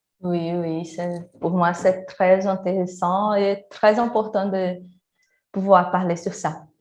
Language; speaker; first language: French; non-native, learner; Portuguese